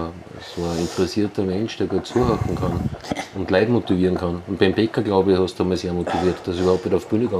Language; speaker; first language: German; native; German